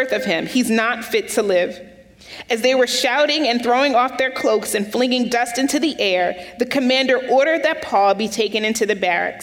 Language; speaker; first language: English; native; English